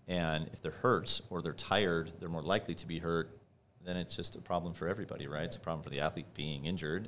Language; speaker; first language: English; native; English